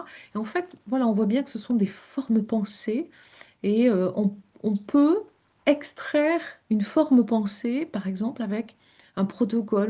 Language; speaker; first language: French; native; French